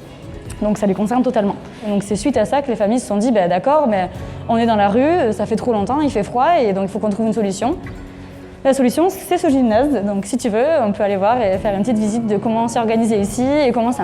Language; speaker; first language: French; native; French